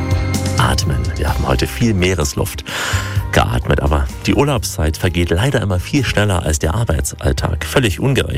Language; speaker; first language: German; native; German